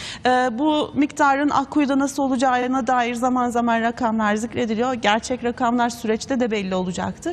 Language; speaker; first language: Turkish; native; Turkish